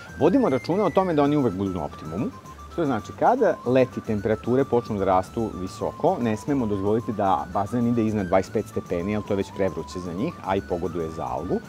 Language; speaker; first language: Serbian; native; Serbian